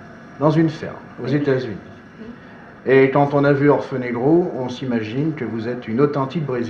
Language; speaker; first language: French; native; French